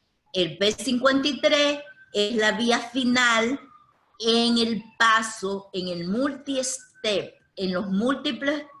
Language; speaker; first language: Spanish; native; Spanish